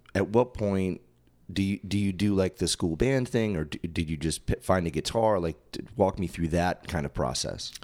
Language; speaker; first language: English; native; English